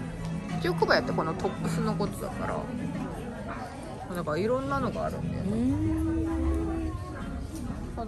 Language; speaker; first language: Japanese; native; Japanese